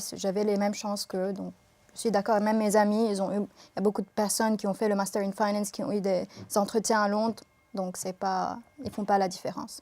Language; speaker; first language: French; non-native, local second language; Arabic